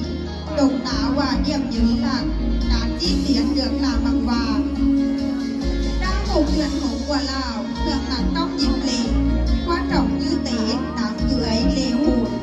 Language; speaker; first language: Vietnamese; native; Vietnamese